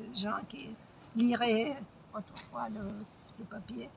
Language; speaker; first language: French; non-native, fluent; Spanish